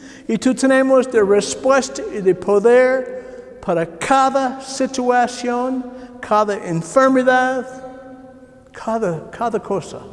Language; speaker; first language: Spanish; non-native, learner; English